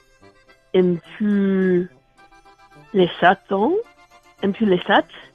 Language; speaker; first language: French; non-native, learner; English